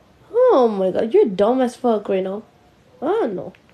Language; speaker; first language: English; early bilingual, other home language; Spanish